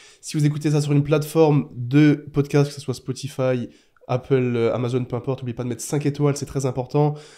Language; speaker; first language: French; native; French